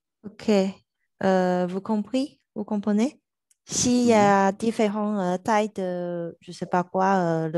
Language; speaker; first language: French; non-native, learner; Chinese